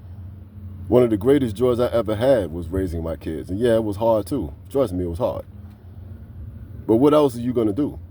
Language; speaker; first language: English; native; English